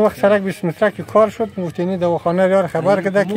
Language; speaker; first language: Persian; native; Persian